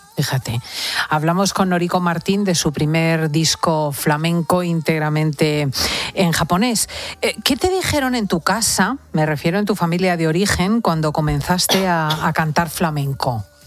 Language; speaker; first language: Spanish; native; Spanish